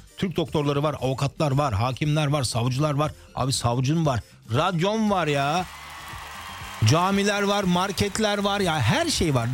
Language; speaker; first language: Turkish; early bilingual, heritage; Turkish